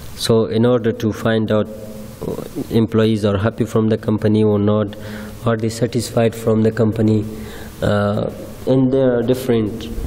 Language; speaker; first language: English; non-native, fluent; Persian